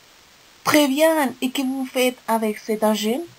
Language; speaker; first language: French; non-native, learner; Spanish